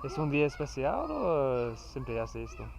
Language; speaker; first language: Spanish; non-native, learner; English